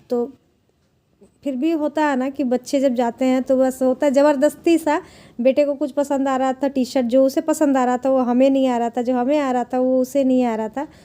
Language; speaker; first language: Hindi; non-native, local second language; Bangla